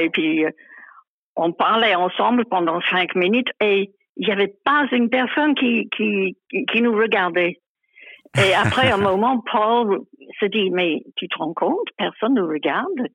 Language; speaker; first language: French; non-native, fluent; English